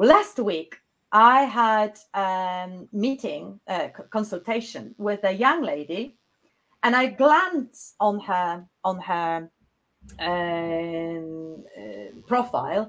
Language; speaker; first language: English; non-native, fluent; Polish